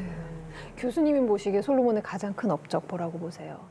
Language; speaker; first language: Korean; native; Korean